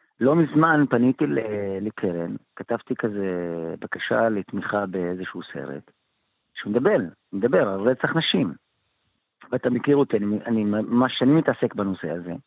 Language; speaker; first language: Hebrew; non-native, local second language; Arabic